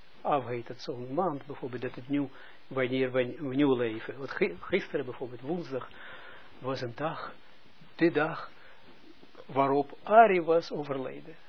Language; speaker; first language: Dutch; non-native, fluent; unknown